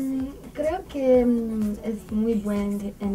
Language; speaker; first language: Spanish; non-native, learner; Romanian